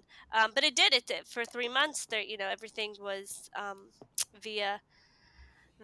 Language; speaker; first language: English; native; English